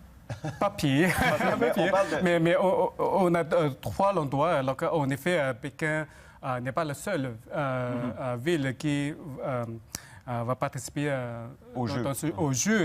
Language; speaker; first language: French; non-native, fluent; Chinese